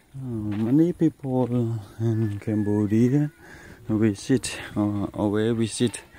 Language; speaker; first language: English; non-native, learner; Khmer